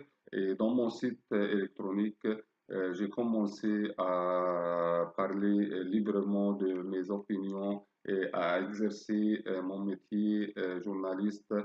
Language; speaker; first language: French; non-native, fluent; Arabic